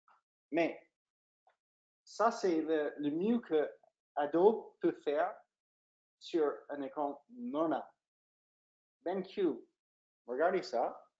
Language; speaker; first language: French; non-native, fluent; English